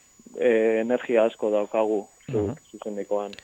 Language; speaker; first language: Basque; non-native, local second language; Spanish